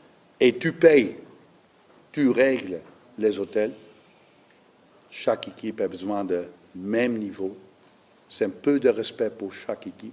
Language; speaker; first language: French; non-native, learner; Dutch